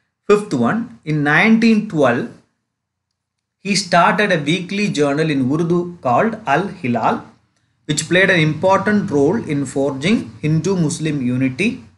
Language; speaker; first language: English; non-native, local second language; Tamil